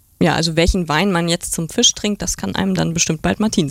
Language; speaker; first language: German; native; German